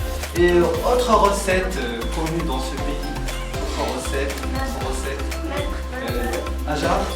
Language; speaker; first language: French; non-native, local second language; Arabic